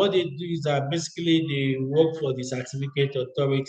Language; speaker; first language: English; non-native, local second language; Yoruba